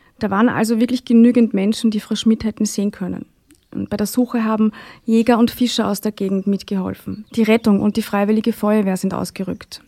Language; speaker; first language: German; native; German